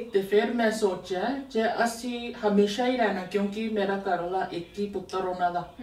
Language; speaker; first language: Punjabi; non-native, learner; Samoan